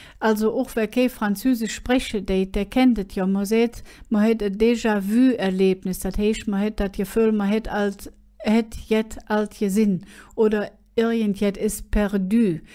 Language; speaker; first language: German; native; German